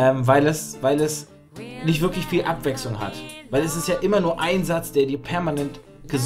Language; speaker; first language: German; native; German